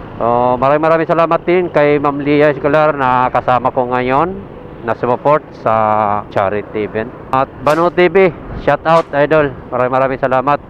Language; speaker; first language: Filipino; native; Filipino